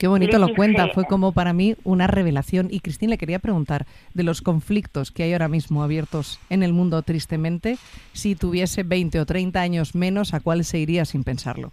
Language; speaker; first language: Spanish; native; Spanish